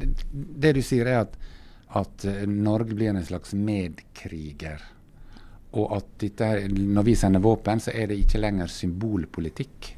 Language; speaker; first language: Norwegian; native; Norwegian